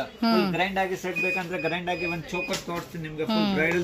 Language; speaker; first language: Kannada; non-native, local second language; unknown